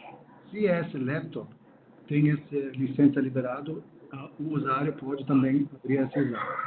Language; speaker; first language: Portuguese; non-native, fluent; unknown